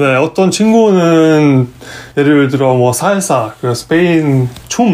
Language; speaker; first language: Korean; non-native, fluent; Hungarian